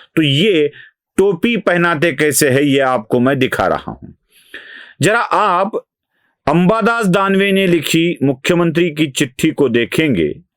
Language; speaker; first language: Hindi; non-native, local second language; Marathi